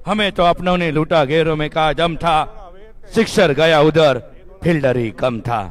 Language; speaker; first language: Hindi; non-native, local second language; Marathi